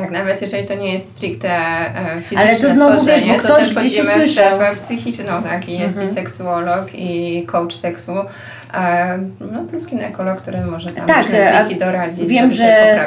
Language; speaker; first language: Polish; native; Polish